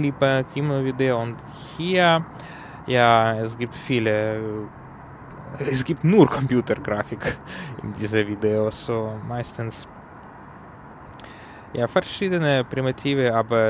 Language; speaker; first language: German; non-native, learner; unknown